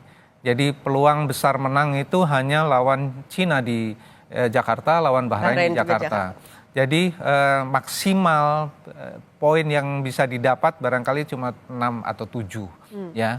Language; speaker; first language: Indonesian; native; Indonesian